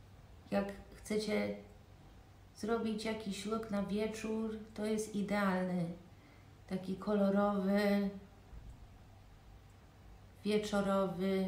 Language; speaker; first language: Polish; early bilingual, heritage; Polish